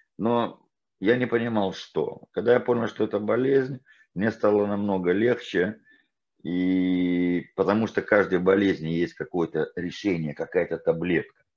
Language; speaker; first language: Russian; native; Russian